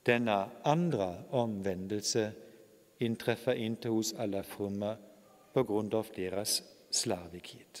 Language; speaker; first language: Swedish; non-native, fluent; German